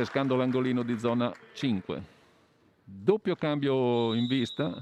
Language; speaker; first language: Italian; native; Italian